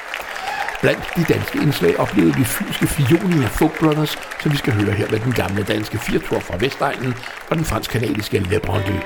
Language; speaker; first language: Danish; native; Danish